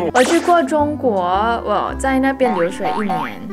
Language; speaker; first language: Chinese; non-native, fluent; Thai